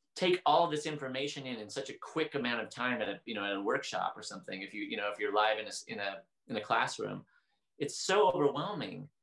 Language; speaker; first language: English; native; English